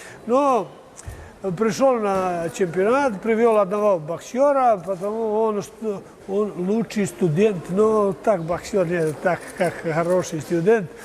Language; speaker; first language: Russian; non-native, learner; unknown